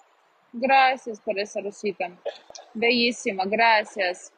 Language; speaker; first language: Spanish; non-native, fluent; Russian